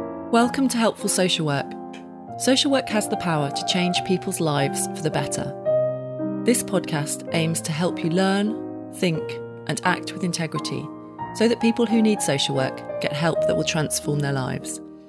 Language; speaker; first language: English; native; English